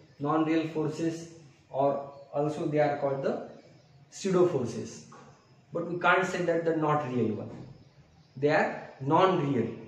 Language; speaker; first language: English; non-native, local second language; Marathi